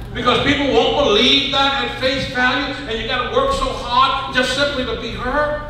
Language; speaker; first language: English; native; English